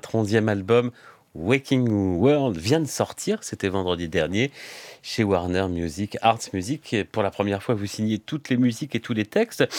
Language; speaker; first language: French; native; French